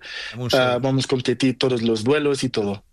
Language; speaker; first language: Spanish; non-native, learner; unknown